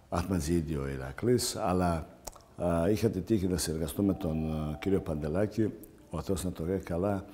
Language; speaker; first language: Greek; non-native, fluent; Serbian